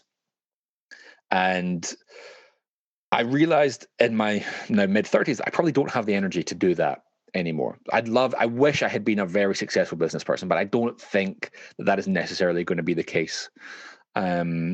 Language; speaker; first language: English; native; English